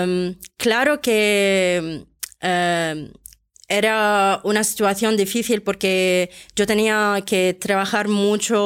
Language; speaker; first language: Spanish; non-native, fluent; Arabic